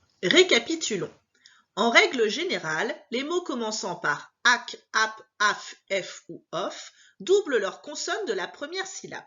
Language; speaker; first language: French; native; French